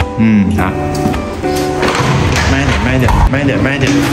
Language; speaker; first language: Chinese; non-native, fluent; Thai